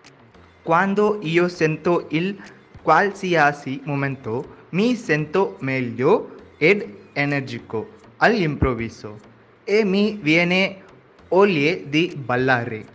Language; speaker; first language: Italian; non-native, learner; Tamil